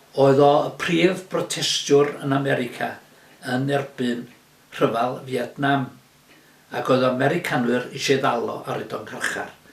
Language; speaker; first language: Welsh; native; Welsh